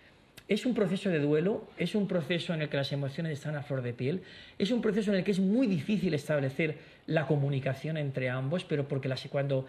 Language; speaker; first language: Spanish; native; Spanish